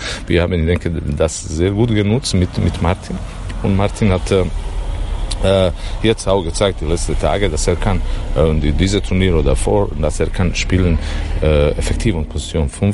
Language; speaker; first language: German; non-native, learner; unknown